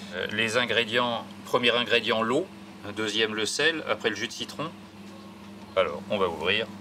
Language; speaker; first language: French; native; French